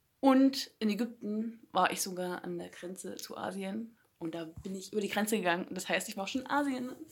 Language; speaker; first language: German; native; German